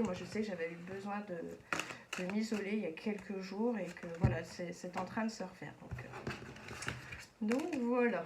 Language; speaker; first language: French; native; French